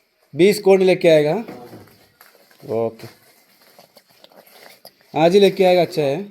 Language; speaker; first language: Hindi; non-native, local second language; Malayalam